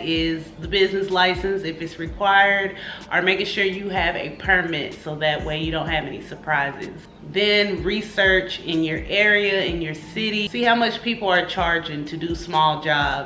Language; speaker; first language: English; native; English